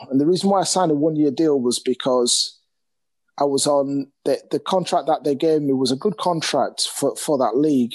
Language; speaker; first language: English; native; English